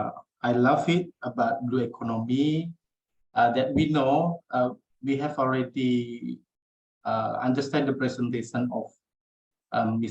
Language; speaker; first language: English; non-native, local second language; Indonesian